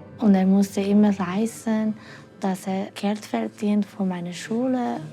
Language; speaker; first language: German; non-native, learner; Persian